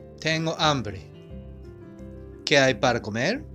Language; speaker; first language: Spanish; non-native, fluent; Japanese